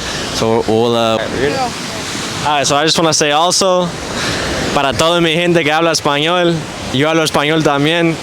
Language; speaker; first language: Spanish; early bilingual, heritage; English